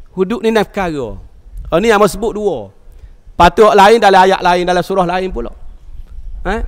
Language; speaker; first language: Malay; native; Malay